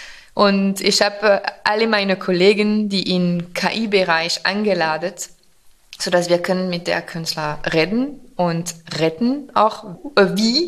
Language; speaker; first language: German; non-native, fluent; French